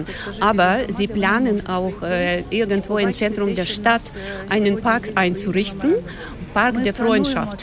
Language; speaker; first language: German; non-native, fluent; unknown